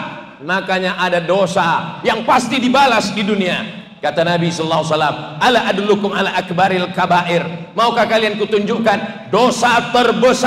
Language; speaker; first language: Indonesian; native; Indonesian